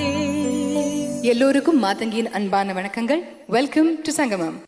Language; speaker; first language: Tamil; native; Tamil